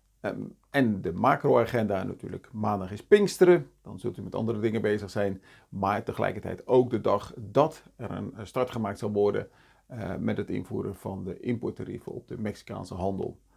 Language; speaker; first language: Dutch; native; Dutch